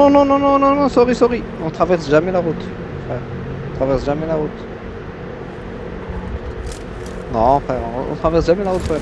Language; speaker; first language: French; native; French